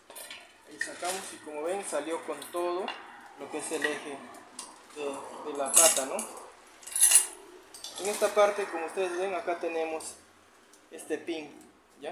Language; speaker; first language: Spanish; native; Spanish